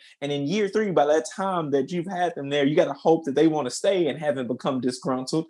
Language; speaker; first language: English; native; English